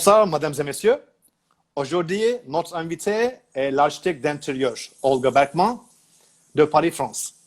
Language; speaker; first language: French; non-native, learner; Turkish